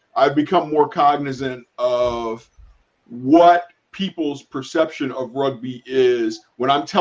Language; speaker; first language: English; native; English